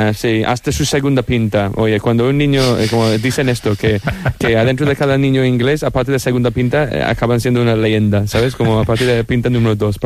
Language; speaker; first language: Spanish; non-native, fluent; English